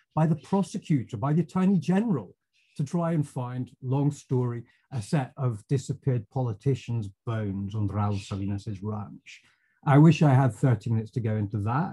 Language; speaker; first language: English; native; English